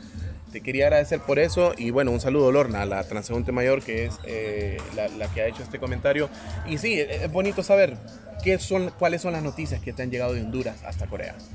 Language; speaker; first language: Spanish; native; Spanish